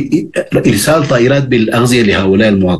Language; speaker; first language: Arabic; native; Arabic